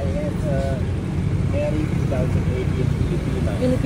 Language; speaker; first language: English; non-native, learner; German